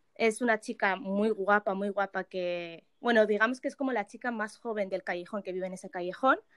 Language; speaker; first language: Spanish; early bilingual, other home language; Arabic